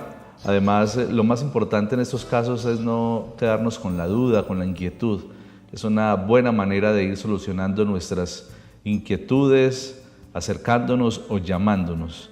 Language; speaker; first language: Spanish; native; Spanish